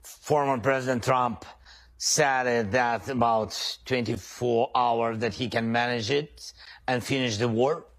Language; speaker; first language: English; non-native, learner; Russian